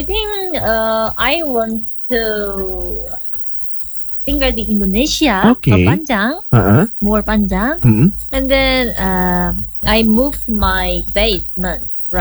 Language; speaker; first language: English; non-native, learner; Korean